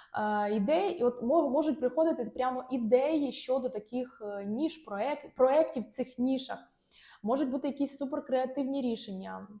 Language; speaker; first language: Ukrainian; non-native, local second language; Russian